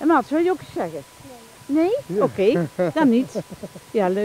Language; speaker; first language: Dutch; native; Dutch